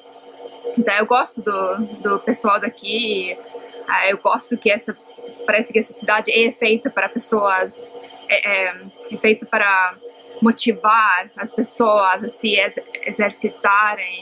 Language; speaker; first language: Portuguese; non-native, fluent; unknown